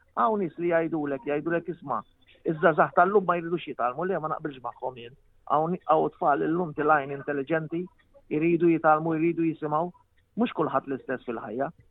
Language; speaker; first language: Maltese; native; Maltese